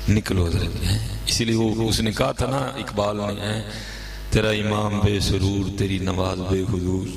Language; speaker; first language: Urdu; non-native, local second language; Punjabi